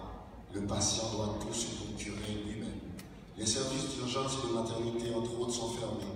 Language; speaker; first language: French; non-native, local second language; Haitian Creole